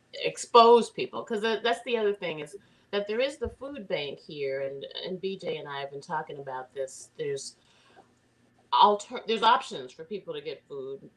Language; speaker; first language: English; native; English